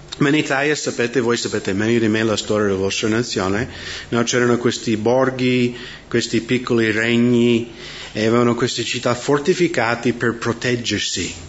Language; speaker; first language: Italian; non-native, fluent; English